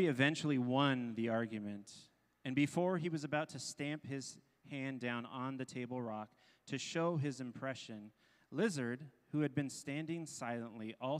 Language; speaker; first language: English; native; English